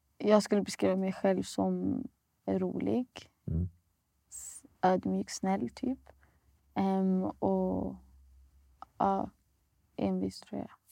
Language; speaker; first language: Swedish; early bilingual, other home language; Somali